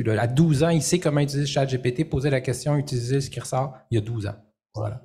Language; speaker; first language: French; native; French